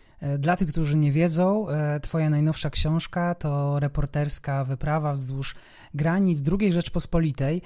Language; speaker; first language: Polish; native; Polish